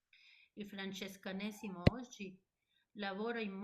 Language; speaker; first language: Italian; non-native, fluent; Spanish